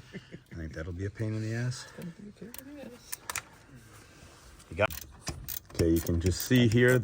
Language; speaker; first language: English; native; English